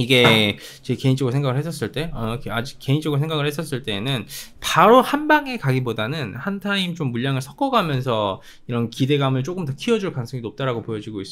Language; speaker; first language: Korean; native; Korean